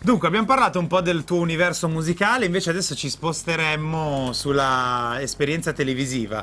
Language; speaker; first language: Italian; native; Italian